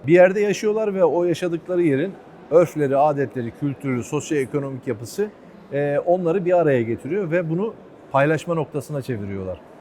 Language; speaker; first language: Turkish; native; Turkish